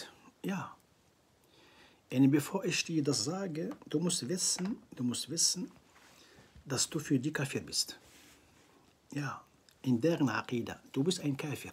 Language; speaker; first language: German; non-native, fluent; Arabic